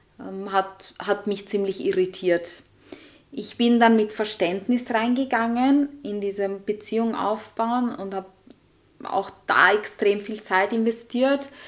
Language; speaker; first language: German; non-native, fluent; Italian